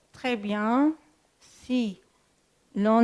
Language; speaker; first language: French; non-native, fluent; Arabic